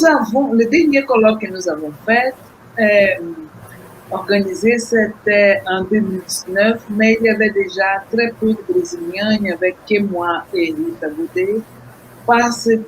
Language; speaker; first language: French; non-native, fluent; Portuguese